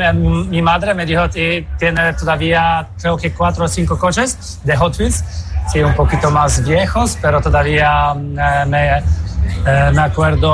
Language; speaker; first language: Spanish; non-native, fluent; Polish